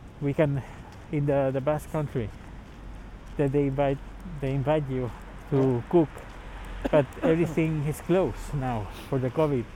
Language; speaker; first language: English; non-native, learner; Spanish